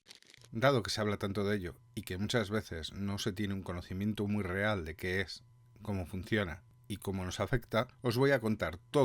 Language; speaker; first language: Spanish; native; Spanish